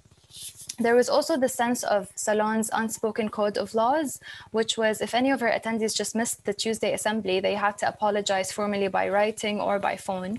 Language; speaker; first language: English; non-native, fluent; Arabic